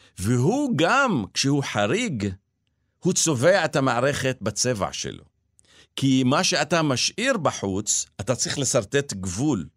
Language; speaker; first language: Hebrew; non-native, local second language; Arabic